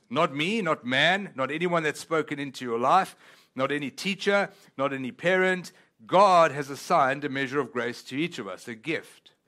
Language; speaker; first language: English; non-native, local second language; Italian